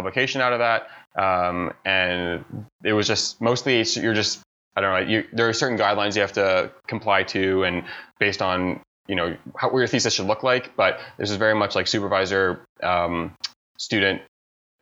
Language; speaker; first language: English; native; English